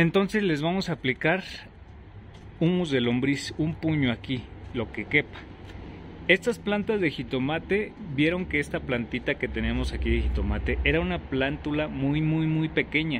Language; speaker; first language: Spanish; native; Spanish